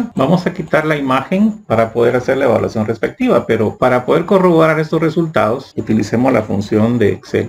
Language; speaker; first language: Spanish; native; Spanish